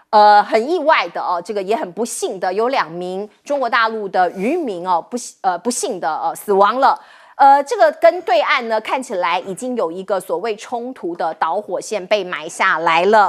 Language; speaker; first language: Chinese; native; Chinese